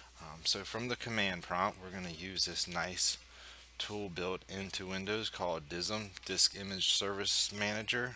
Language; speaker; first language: English; native; English